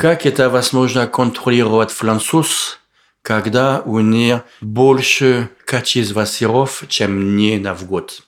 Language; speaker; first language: Russian; non-native, learner; French